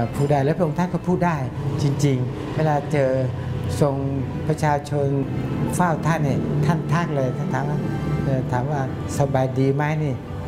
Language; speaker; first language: Thai; non-native, local second language; Malay